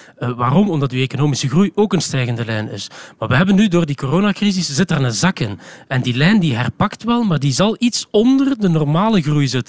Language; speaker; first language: Dutch; native; Dutch